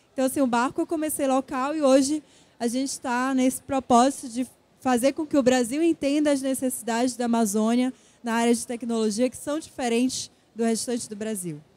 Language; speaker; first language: Portuguese; native; Portuguese